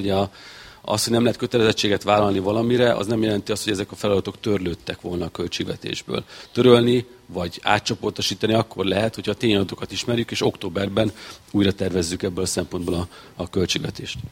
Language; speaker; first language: Hungarian; native; Hungarian